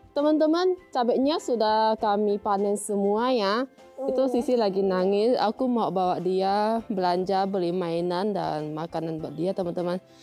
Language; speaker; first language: Indonesian; native; Indonesian